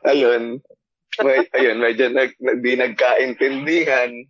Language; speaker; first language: Filipino; non-native, local second language; Bikol